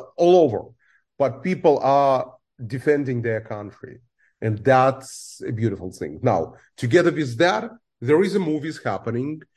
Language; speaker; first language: English; non-native, fluent; Russian